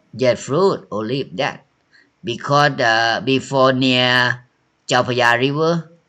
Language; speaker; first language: English; non-native, learner; Thai